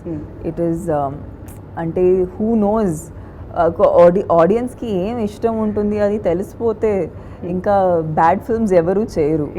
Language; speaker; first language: Telugu; non-native, fluent; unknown